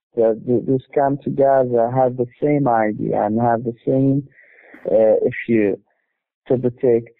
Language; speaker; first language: English; non-native, learner; Arabic